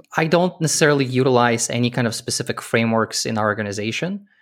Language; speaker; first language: English; early bilingual, other home language; Russian